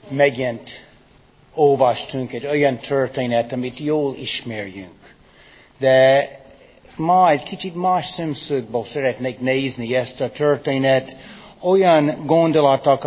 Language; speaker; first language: Hungarian; non-native, fluent; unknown